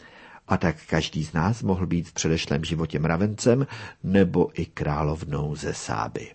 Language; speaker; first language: Czech; native; Czech